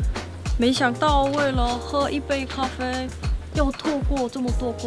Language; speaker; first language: Chinese; non-native, fluent; Korean